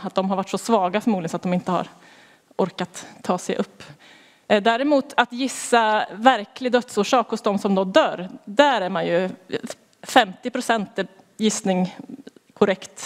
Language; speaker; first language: Swedish; native; Swedish